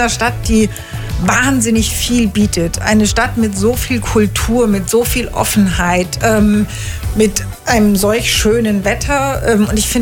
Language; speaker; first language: German; native; German